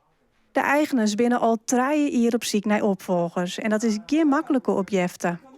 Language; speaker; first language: Dutch; non-native, local second language; Western Frisian